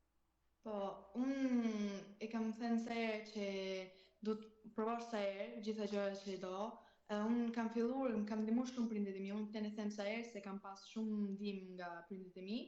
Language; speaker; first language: Albanian; early bilingual, heritage; Albanian